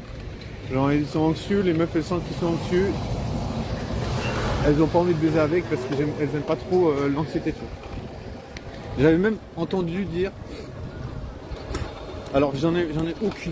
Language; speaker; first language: French; native; French